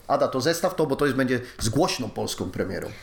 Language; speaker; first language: Polish; native; Polish